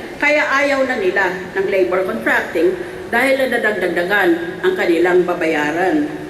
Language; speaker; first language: Filipino; native; Filipino